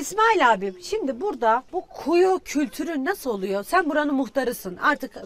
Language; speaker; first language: Turkish; native; Turkish